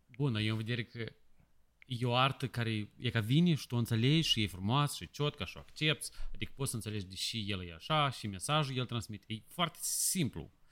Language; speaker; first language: Romanian; non-native, local second language; Russian